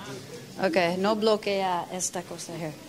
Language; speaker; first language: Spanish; non-native, fluent; English